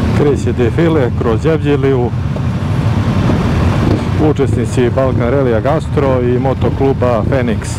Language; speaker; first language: Croatian; native; Croatian